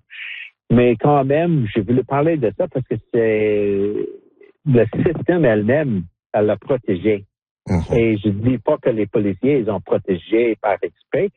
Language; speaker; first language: French; non-native, local second language; English